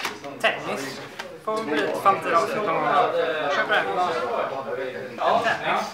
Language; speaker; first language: Swedish; native; Swedish